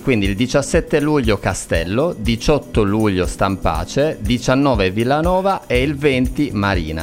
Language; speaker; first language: Italian; native; Italian